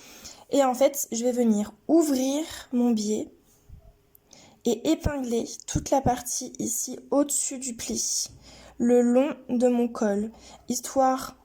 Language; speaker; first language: French; native; French